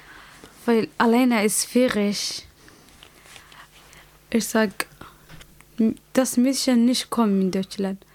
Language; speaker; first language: German; non-native, learner; Somali